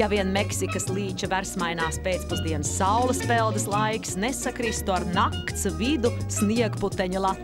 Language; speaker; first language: Latvian; native; Latvian